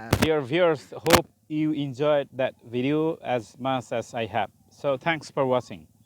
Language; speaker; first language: English; non-native, fluent; Bangla